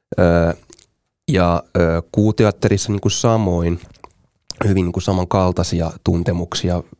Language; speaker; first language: Finnish; native; Finnish